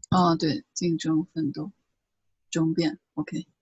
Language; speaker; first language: Chinese; native; Chinese